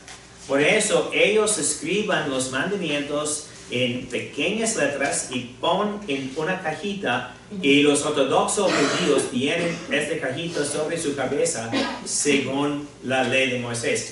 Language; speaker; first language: Spanish; non-native, fluent; English